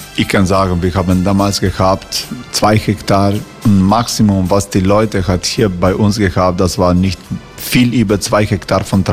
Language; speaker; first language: German; non-native, fluent; Croatian